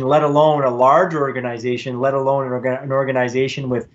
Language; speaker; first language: English; native; English